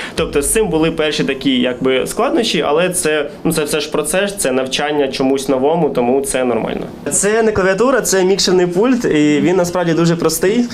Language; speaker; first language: Ukrainian; native; Ukrainian